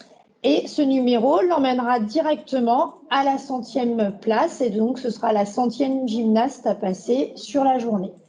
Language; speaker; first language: French; native; French